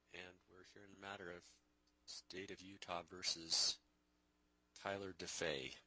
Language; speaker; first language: English; native; English